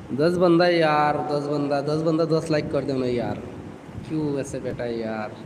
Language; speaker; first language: Hindi; non-native, learner; Bangla